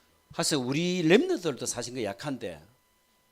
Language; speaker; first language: Korean; native; Korean